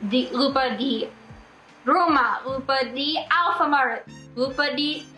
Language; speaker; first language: Indonesian; non-native, learner; English